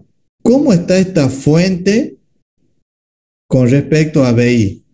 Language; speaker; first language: Spanish; native; Spanish